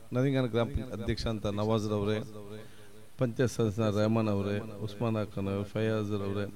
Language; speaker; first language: Kannada; non-native, local second language; Badaga